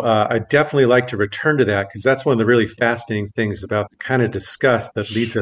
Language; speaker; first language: English; native; English